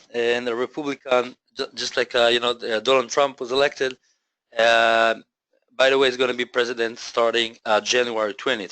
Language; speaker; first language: English; non-native, fluent; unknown